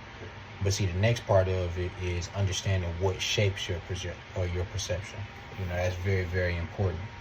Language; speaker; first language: English; native; English